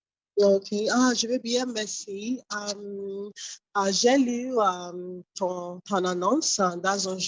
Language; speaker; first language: French; non-native, learner; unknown